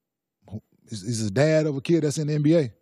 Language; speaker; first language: English; native; English